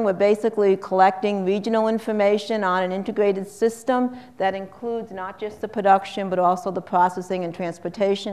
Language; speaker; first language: English; native; English